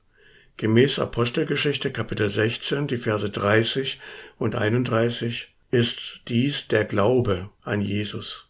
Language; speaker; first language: German; native; German